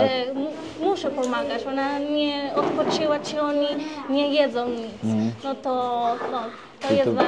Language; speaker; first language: Polish; non-native, learner; Spanish